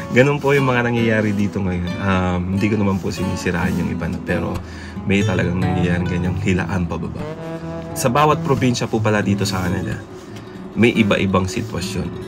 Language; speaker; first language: Filipino; native; Filipino